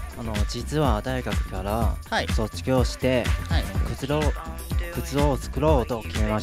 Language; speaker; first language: Japanese; non-native, fluent; Chinese